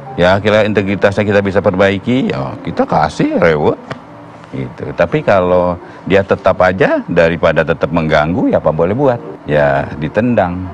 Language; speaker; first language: Indonesian; native; Indonesian